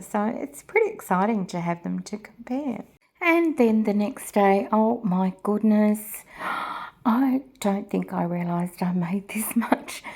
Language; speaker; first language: English; native; English